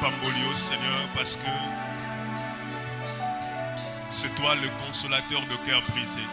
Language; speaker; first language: French; non-native, local second language; Lingala